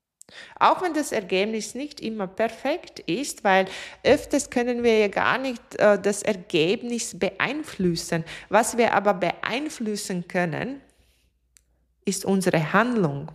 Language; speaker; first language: German; non-native, fluent; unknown